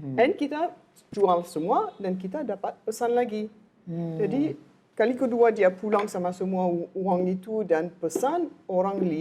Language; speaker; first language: Indonesian; non-native, learner; French